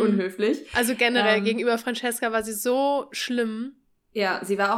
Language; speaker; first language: German; native; German